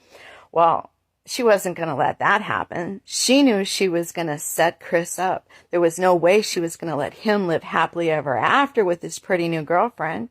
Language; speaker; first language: English; native; English